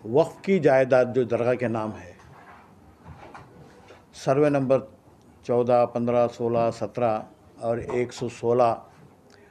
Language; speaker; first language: Hindi; non-native, local second language; Urdu